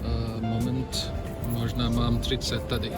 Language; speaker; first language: Czech; non-native, learner; Portuguese